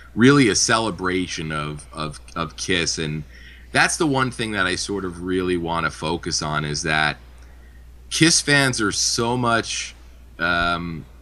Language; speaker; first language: English; native; English